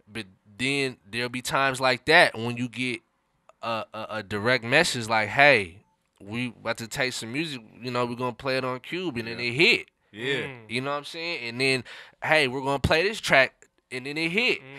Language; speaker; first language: English; native; English